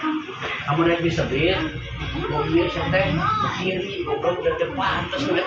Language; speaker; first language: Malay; non-native, local second language; Sundanese